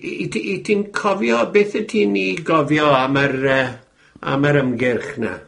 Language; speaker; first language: Welsh; native; Welsh